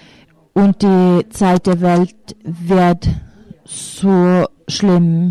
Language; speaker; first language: German; non-native, fluent; Finnish